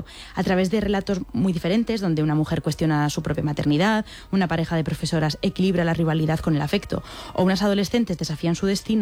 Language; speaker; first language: Spanish; native; Spanish